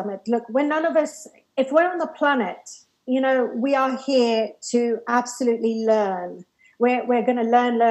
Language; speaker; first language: English; native; English